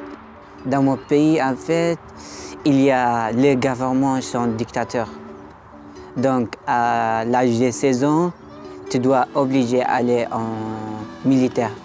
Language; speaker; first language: French; non-native, learner; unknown